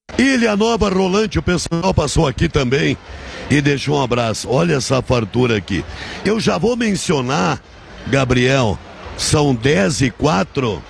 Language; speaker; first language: Portuguese; native; Portuguese